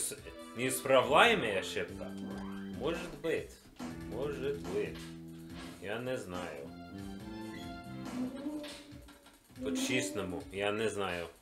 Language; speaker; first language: Russian; non-native, learner; English